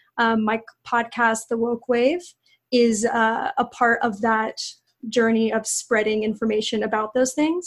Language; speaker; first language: English; native; English